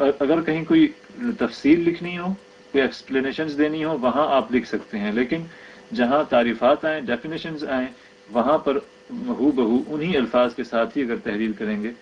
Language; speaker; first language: Urdu; native; Urdu